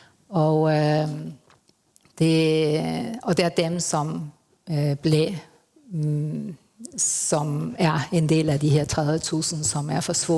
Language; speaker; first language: Danish; non-native, fluent; Spanish